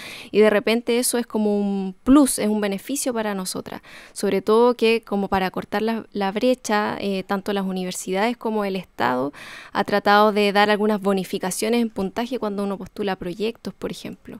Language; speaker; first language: Spanish; native; Spanish